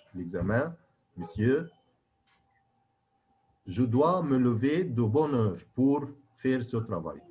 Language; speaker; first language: French; non-native, fluent; Arabic